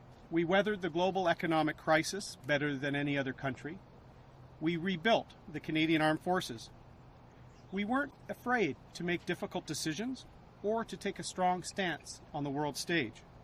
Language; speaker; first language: English; native; English